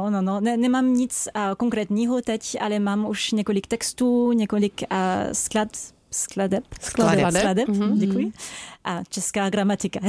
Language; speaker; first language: Czech; non-native, fluent; French